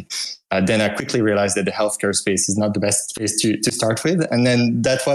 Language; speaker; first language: English; non-native, fluent; French